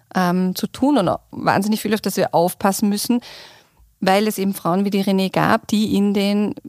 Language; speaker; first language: German; native; German